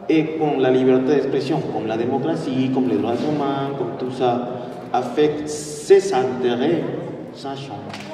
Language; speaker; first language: French; non-native, fluent; Spanish